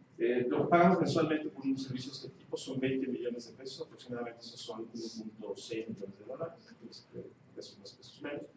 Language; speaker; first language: Spanish; native; Spanish